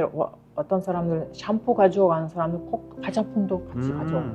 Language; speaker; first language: Korean; non-native, fluent; Kyrgyz